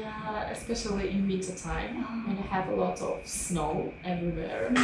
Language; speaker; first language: English; non-native, fluent; Russian